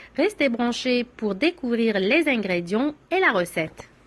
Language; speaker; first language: French; non-native, local second language; Arabic